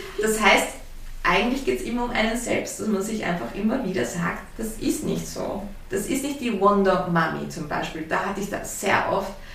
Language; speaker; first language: German; early bilingual, heritage; German